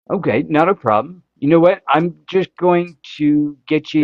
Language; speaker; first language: English; native; English